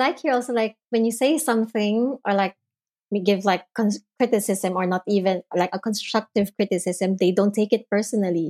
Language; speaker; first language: English; non-native, local second language; Filipino